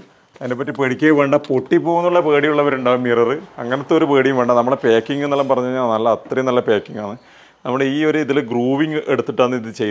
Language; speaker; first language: Malayalam; native; Malayalam